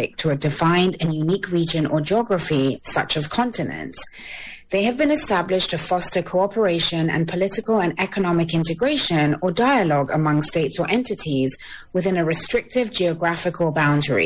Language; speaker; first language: English; native; English